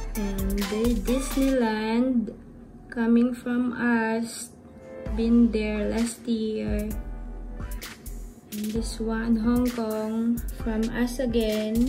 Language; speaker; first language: English; non-native, local second language; Filipino